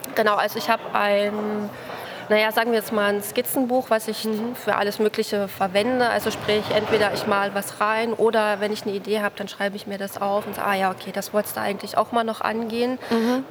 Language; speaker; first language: German; native; German